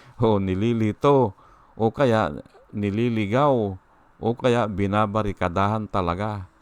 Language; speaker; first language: Filipino; native; Filipino